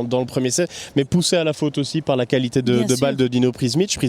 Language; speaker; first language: French; native; French